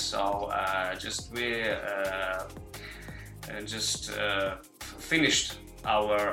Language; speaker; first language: English; non-native, learner; Ukrainian